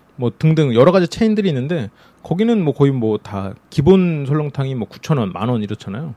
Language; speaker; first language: Korean; native; Korean